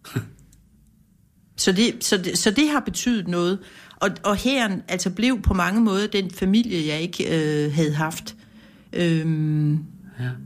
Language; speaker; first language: Danish; native; Danish